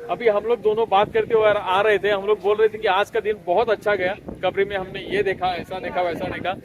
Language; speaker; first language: Urdu; non-native, local second language; Marathi